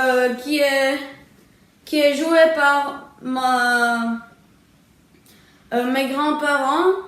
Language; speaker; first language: French; early bilingual, other home language; Czech